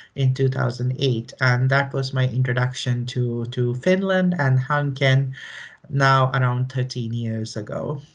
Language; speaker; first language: English; non-native, local second language; Hindi